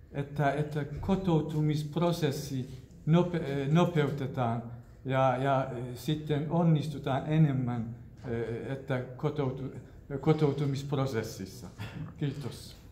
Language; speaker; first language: Finnish; non-native, fluent; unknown